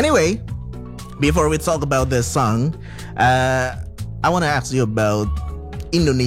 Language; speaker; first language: English; non-native, fluent; Indonesian